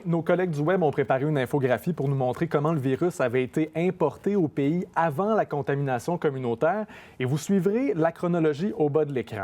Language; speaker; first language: French; native; French